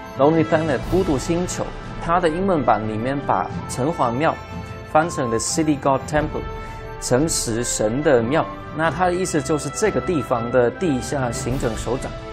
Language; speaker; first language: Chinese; non-native, fluent; German